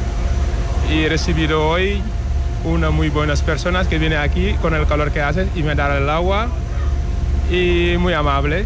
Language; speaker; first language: Spanish; non-native, learner; Wolof